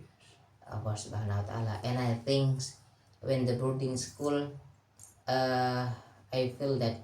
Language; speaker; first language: English; non-native, learner; Indonesian